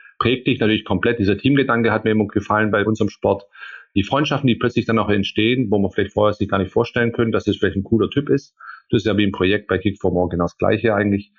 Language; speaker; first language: German; early bilingual, other home language; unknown